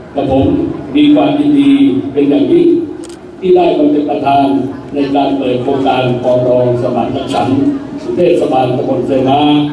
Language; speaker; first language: Thai; native; Thai